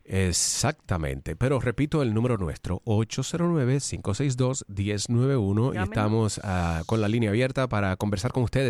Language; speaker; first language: Spanish; native; Spanish